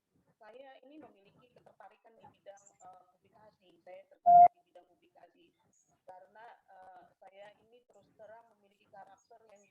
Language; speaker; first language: Indonesian; native; Indonesian